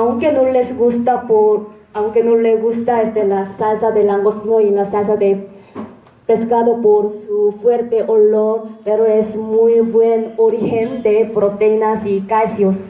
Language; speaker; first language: Spanish; non-native, fluent; Korean